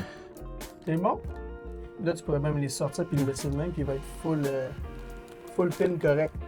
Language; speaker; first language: French; native; French